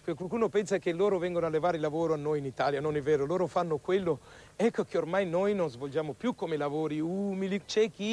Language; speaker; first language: Italian; native; Italian